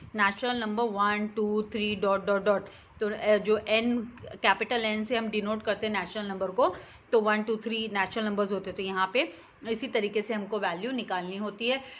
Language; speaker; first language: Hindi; non-native, local second language; Marathi